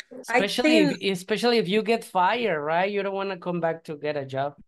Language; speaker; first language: English; non-native, fluent; Spanish